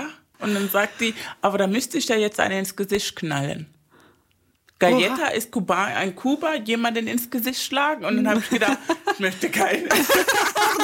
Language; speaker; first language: German; native; German